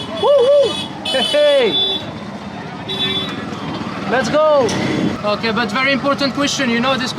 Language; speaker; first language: English; non-native, learner; French